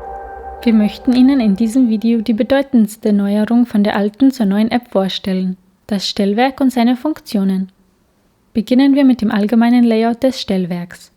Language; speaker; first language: German; native; German